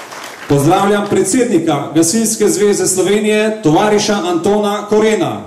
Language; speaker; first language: Slovenian; native; Slovenian